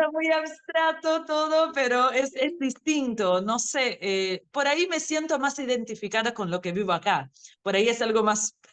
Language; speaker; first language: Spanish; non-native, fluent; Portuguese